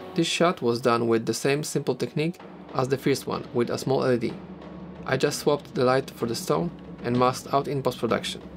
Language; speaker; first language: English; non-native, fluent; Polish